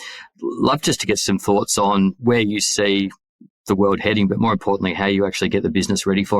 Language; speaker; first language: English; native; English